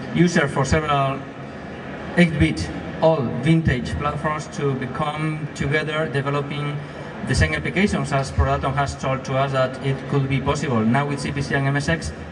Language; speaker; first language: English; non-native, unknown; Spanish